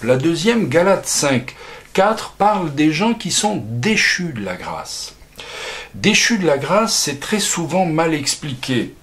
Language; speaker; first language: French; native; French